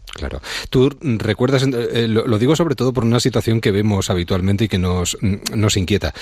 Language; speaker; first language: Spanish; native; Spanish